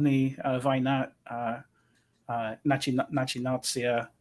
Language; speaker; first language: Russian; non-native, learner; English